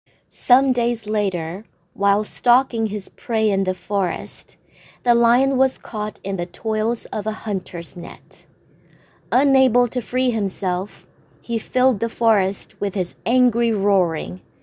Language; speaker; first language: English; non-native, fluent; Chinese